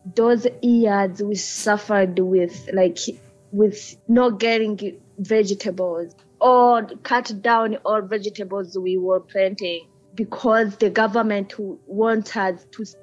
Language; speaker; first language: English; early bilingual, other home language; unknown